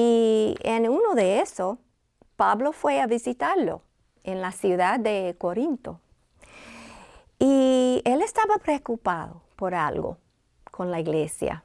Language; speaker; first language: Spanish; non-native, fluent; English